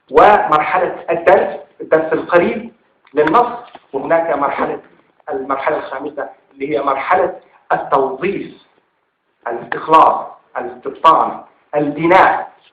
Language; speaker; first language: Arabic; native; Arabic